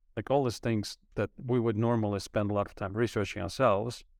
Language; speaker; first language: English; non-native, fluent; Ukrainian